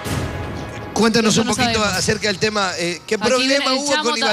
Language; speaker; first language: Spanish; native; Spanish